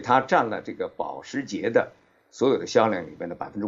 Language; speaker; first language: Chinese; native; Chinese